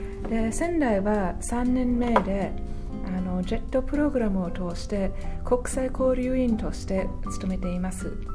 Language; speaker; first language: Japanese; non-native, fluent; English